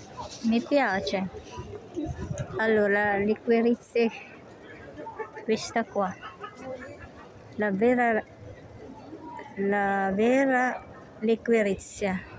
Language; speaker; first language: Italian; non-native, learner; Cebuano